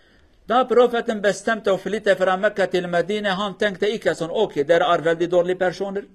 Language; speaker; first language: Swedish; non-native, learner; Kurdish